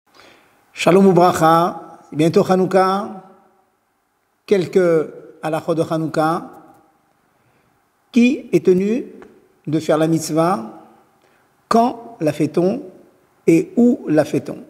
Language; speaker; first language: French; native; French